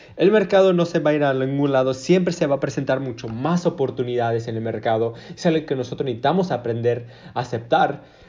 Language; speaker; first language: Spanish; early bilingual, heritage; Spanish